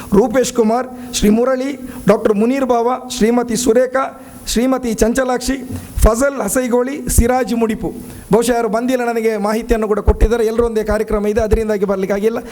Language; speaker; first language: Kannada; non-native, local second language; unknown